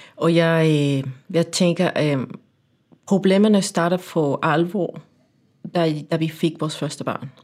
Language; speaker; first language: Danish; non-native, fluent; Spanish